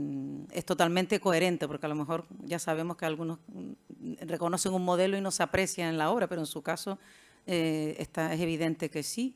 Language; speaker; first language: Spanish; native; Spanish